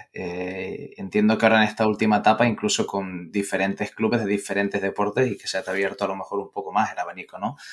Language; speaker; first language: Spanish; native; Spanish